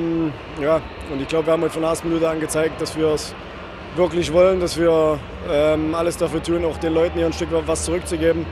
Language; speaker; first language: German; native; German